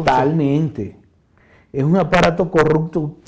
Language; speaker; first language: Spanish; native; Spanish